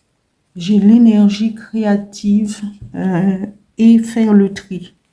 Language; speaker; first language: French; native; French